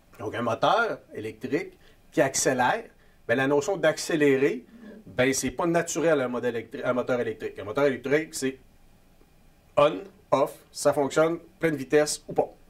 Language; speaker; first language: French; native; French